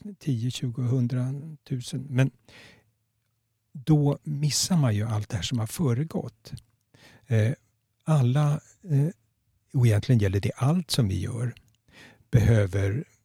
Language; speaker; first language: Swedish; native; Swedish